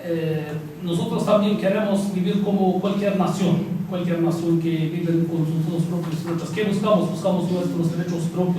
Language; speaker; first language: Spanish; non-native, fluent; Kurdish